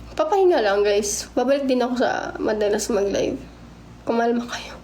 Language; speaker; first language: Filipino; native; Filipino